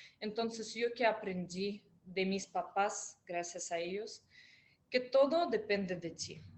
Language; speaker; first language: Spanish; non-native, fluent; Russian